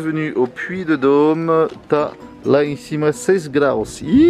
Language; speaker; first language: Portuguese; non-native, fluent; French